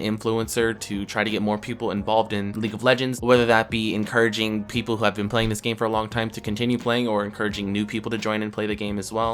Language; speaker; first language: English; native; English